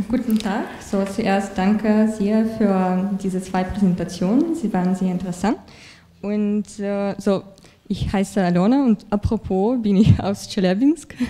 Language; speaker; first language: German; non-native, fluent; Russian